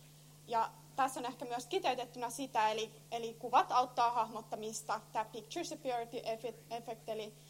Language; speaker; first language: Finnish; native; Finnish